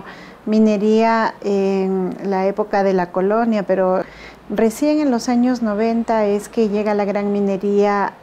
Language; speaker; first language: Spanish; native; Spanish